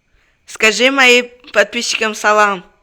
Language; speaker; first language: Russian; non-native, local second language; Uzbek